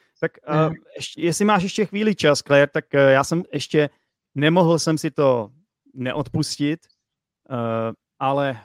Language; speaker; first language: Czech; native; Czech